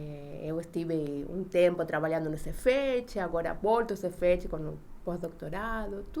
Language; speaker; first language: Portuguese; non-native, fluent; Spanish